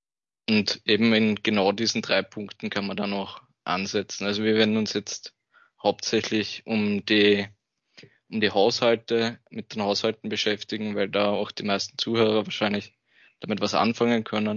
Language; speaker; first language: German; native; German